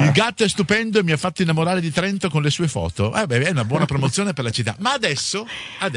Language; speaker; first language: Italian; native; Italian